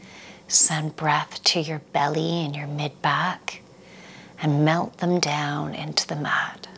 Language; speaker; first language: English; native; English